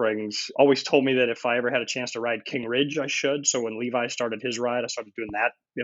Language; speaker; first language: English; native; English